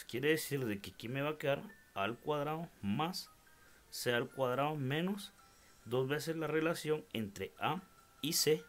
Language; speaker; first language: Spanish; native; Spanish